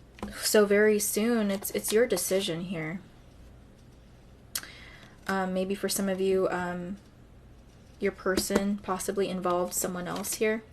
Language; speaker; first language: English; native; English